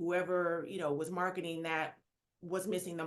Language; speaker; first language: English; native; English